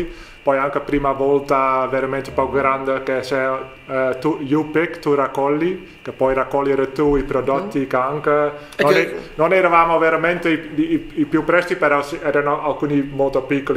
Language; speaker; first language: Italian; non-native, learner; Dutch